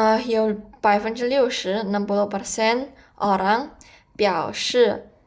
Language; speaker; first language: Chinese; non-native, fluent; Indonesian